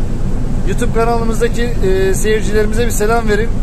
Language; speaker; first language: Turkish; native; Turkish